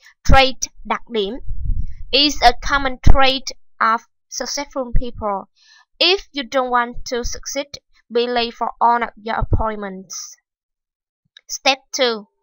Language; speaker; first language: English; non-native, fluent; Vietnamese